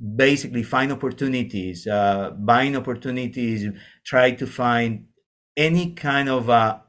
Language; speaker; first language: English; non-native, fluent; Spanish